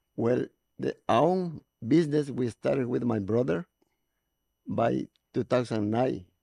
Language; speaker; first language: English; non-native, learner; Spanish